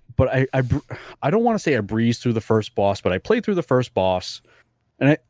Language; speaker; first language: English; early bilingual, other home language; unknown